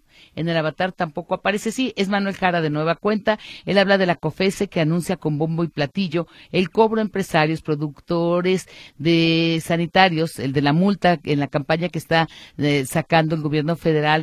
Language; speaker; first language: Spanish; native; Spanish